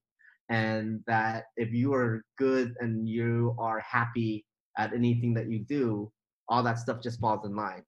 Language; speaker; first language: English; native; English